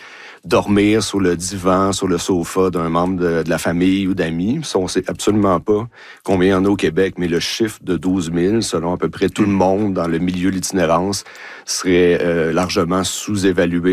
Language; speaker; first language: French; native; French